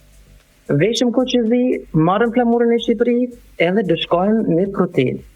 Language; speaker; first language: Albanian; non-native, learner; German